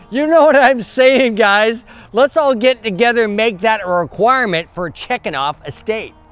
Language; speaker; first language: English; native; English